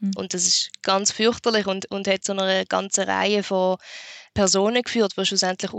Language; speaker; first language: German; native; German